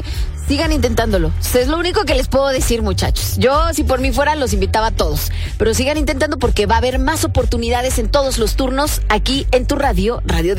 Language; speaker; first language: Spanish; native; Spanish